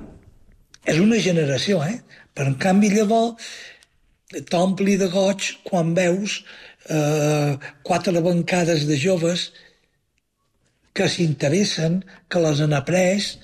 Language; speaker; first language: Catalan; native; Catalan